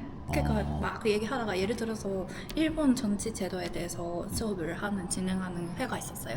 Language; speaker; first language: Korean; non-native, fluent; Japanese